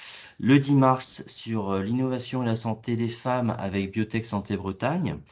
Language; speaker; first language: French; native; French